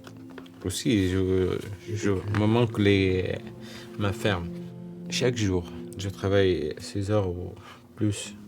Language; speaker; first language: French; non-native, learner; Arabic